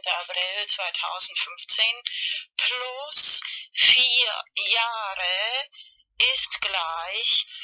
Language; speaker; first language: German; non-native, learner; Spanish